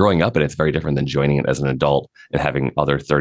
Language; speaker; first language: English; native; English